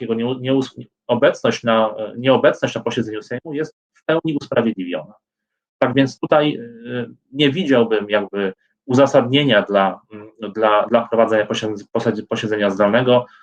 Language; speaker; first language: Polish; native; Polish